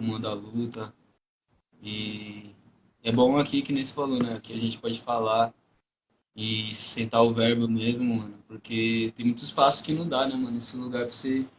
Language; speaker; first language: Portuguese; non-native, local second language; Guarani